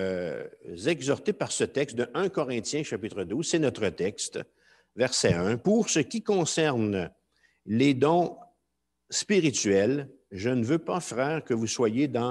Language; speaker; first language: French; native; French